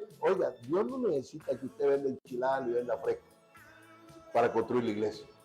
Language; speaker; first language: Spanish; native; Spanish